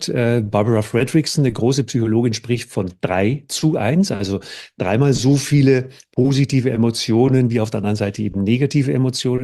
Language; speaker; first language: German; native; German